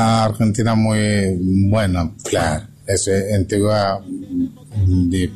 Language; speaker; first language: Spanish; non-native, learner; Bangla